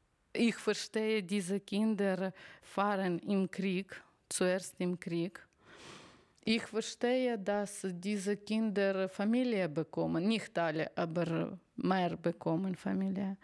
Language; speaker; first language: German; non-native, learner; Ukrainian